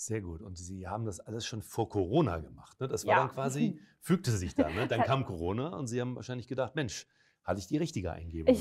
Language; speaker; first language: German; native; German